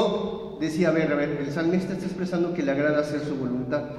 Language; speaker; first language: Spanish; native; Spanish